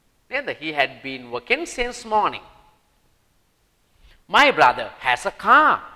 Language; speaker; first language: English; non-native, local second language; Sinhala